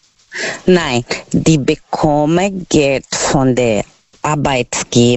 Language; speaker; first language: German; non-native, learner; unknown